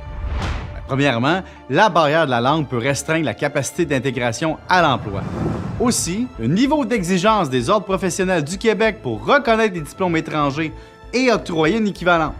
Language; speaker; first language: French; native; French